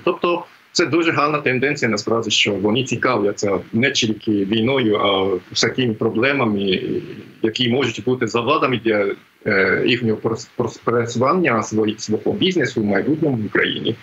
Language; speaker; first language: Ukrainian; non-native, fluent; Japanese